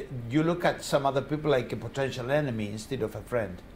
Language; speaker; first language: English; non-native, fluent; Spanish